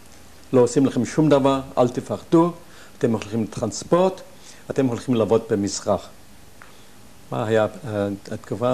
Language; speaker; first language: Hebrew; non-native, fluent; German